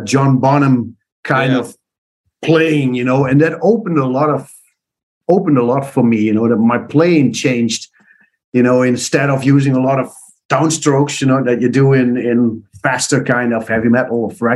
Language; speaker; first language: English; non-native, fluent; Dutch